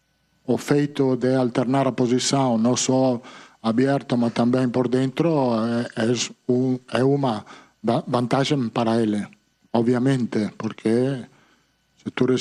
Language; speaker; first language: Portuguese; non-native, learner; Italian